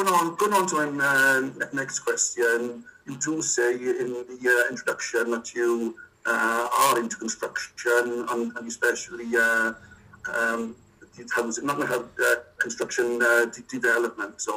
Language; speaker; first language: English; native; English